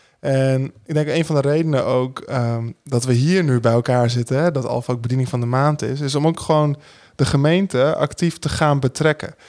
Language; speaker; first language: Dutch; native; Dutch